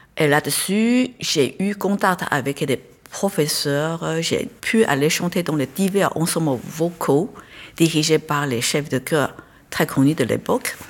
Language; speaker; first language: French; non-native, fluent; Chinese